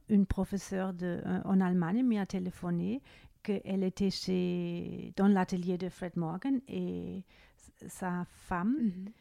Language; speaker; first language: French; non-native, fluent; German